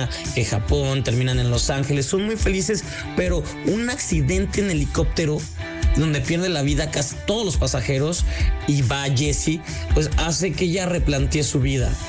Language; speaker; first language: Spanish; native; Spanish